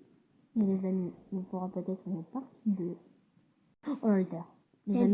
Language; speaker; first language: French; native; French